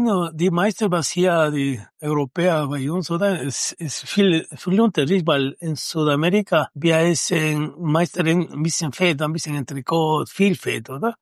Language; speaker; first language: German; non-native, learner; Spanish